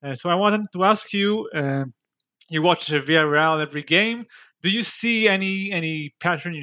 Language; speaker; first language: English; non-native, fluent; Hebrew